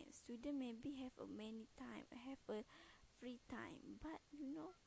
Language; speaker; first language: English; non-native, learner; Malay